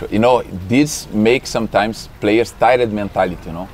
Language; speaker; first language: English; non-native, learner; Portuguese